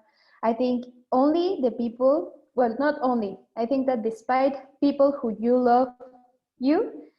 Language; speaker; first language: English; non-native, learner; Spanish